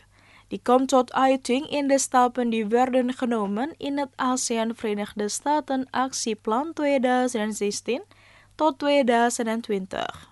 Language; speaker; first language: Dutch; non-native, fluent; Indonesian